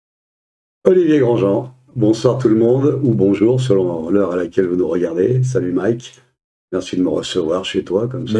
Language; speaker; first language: French; native; French